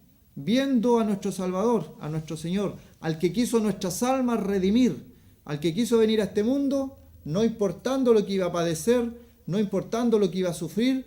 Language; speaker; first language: Spanish; native; Spanish